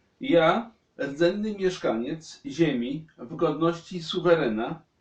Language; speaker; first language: Polish; native; Polish